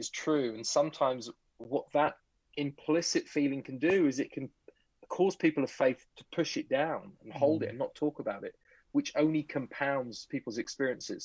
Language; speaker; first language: English; native; English